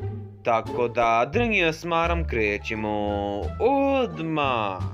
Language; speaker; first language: Serbian; native; Serbian